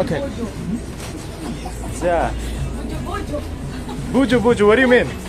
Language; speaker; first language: English; non-native, learner; Mongolian